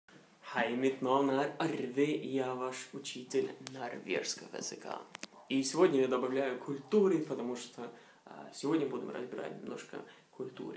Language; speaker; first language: Russian; non-native, fluent; Norwegian